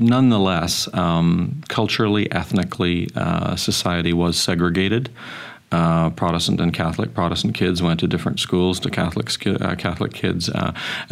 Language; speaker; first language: English; native; English